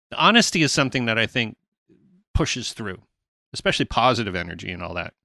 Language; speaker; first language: English; native; English